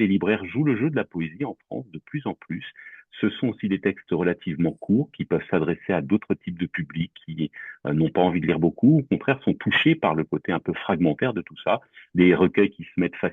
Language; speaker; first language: French; native; French